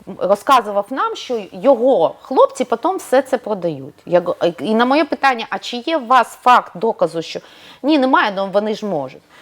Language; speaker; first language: Ukrainian; non-native, local second language; Russian